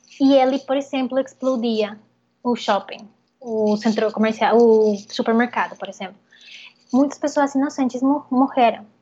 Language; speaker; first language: Portuguese; non-native, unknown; Spanish